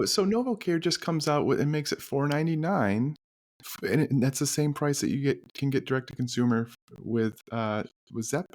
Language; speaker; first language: English; native; English